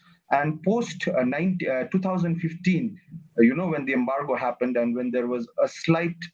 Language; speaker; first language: English; non-native, local second language; Nepali